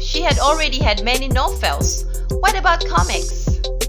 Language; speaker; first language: English; non-native, fluent; Indonesian